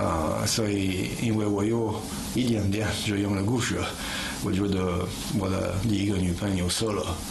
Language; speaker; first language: Chinese; non-native, learner; French